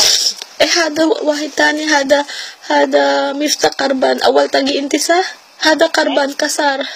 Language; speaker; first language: Arabic; non-native, learner; Filipino